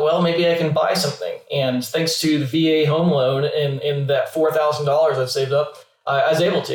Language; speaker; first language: English; native; English